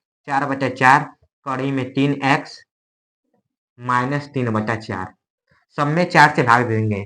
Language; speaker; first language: Hindi; native; Hindi